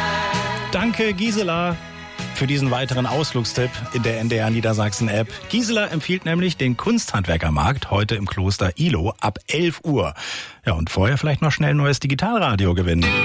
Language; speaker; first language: German; native; German